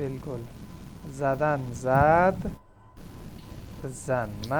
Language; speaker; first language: Persian; non-native, fluent; Urdu